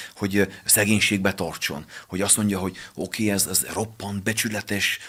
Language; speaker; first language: Hungarian; native; Hungarian